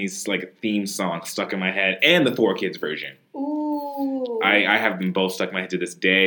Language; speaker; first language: English; native; English